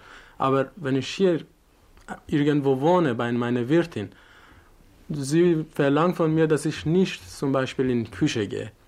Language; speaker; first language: German; non-native, learner; Persian